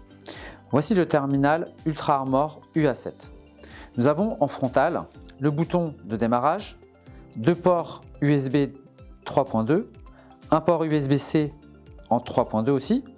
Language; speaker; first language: French; native; French